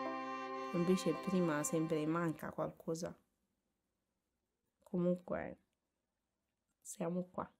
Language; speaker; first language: Italian; non-native, learner; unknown